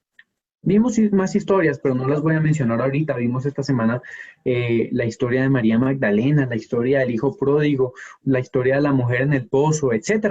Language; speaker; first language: Spanish; native; Spanish